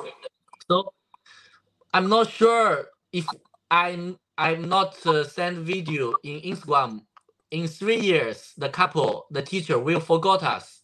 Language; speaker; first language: English; non-native, learner; Chinese